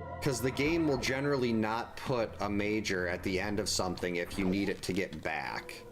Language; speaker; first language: English; native; English